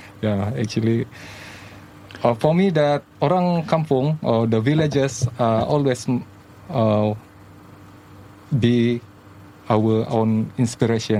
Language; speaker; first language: English; non-native, learner; Malay